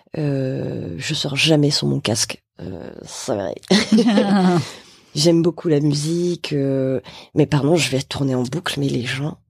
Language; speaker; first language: French; native; French